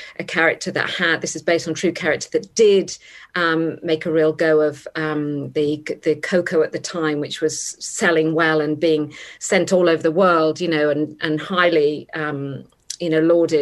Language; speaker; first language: English; native; English